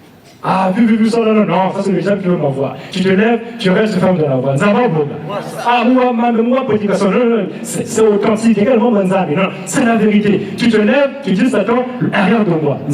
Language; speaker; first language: French; non-native, local second language; Lingala